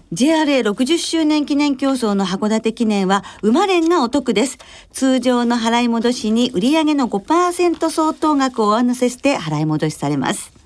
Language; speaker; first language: Japanese; native; Japanese